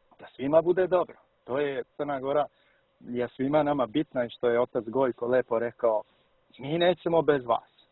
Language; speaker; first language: Serbian; early bilingual, heritage; Serbian